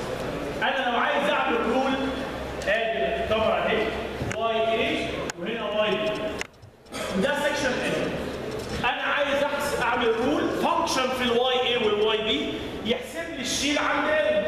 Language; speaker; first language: Arabic; native; Arabic